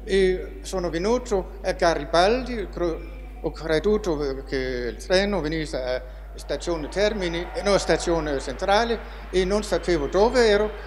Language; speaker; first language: Italian; non-native, fluent; Danish